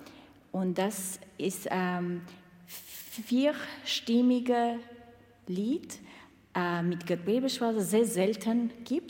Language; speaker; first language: German; non-native, fluent; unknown